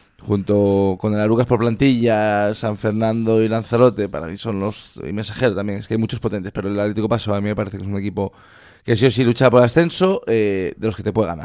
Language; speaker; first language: Spanish; native; Spanish